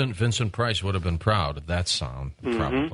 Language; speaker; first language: English; native; English